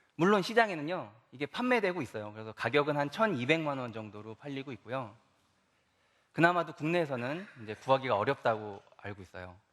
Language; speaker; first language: Korean; native; Korean